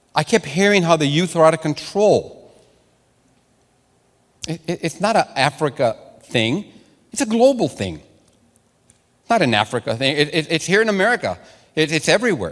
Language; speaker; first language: English; non-native, fluent; Spanish